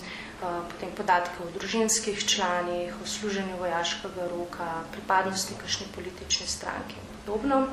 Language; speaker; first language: Slovenian; native; Slovenian